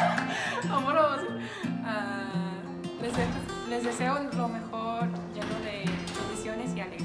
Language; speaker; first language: Spanish; native; Spanish